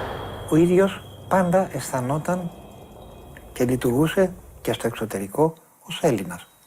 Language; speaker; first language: Greek; native; Greek